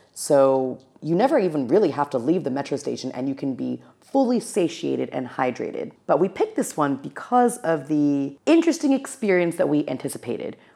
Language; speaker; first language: English; native; English